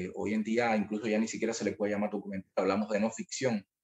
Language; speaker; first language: Spanish; native; Spanish